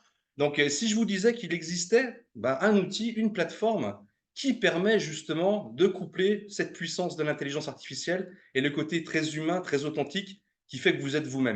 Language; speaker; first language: French; native; French